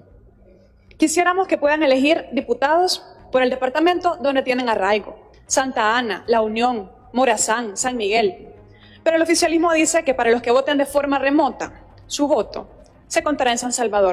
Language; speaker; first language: Spanish; native; Spanish